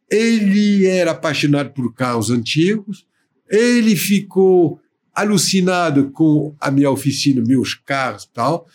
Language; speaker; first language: Portuguese; non-native, fluent; French